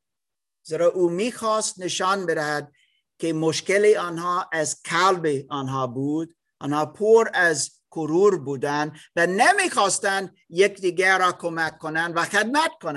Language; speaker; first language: Persian; non-native, learner; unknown